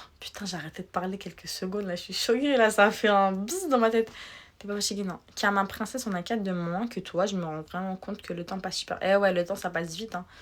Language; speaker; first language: French; early bilingual, other home language; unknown